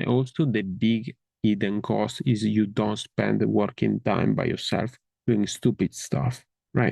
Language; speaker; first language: English; non-native, fluent; Italian